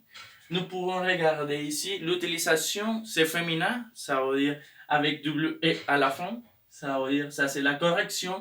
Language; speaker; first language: French; non-native, learner; Spanish